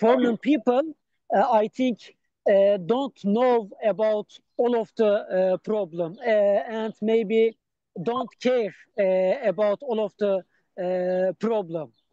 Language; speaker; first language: English; non-native, learner; Turkish